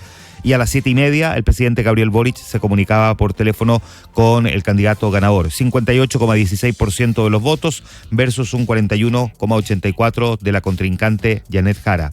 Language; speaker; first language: Spanish; native; Spanish